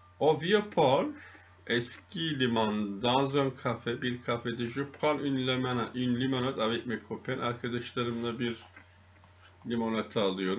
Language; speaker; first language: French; non-native, fluent; Turkish